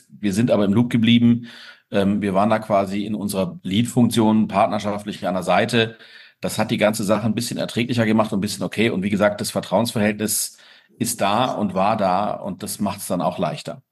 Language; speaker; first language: German; native; German